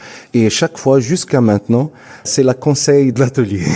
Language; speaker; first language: French; non-native, local second language; Arabic